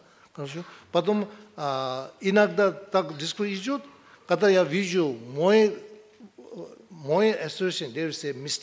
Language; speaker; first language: Russian; non-native, learner; Tibetan